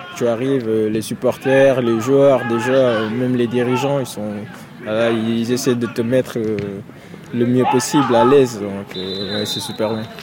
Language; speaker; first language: French; non-native, local second language; Wolof